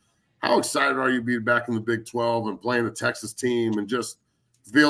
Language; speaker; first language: English; native; English